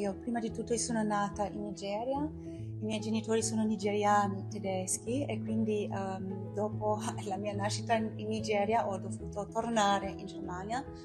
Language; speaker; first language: Italian; non-native, fluent; German